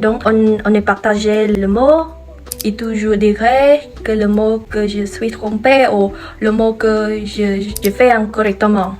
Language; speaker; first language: French; non-native, learner; Khmer